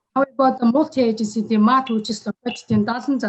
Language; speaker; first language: English; non-native, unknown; Mongolian